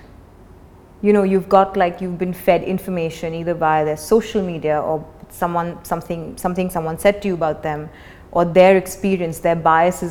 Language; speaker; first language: English; non-native, local second language; Hindi